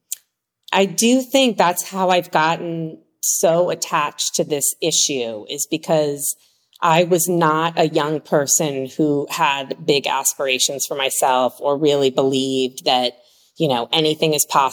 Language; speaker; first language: English; native; English